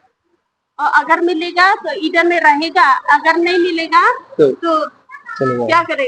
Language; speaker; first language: Hindi; non-native, local second language; Khasi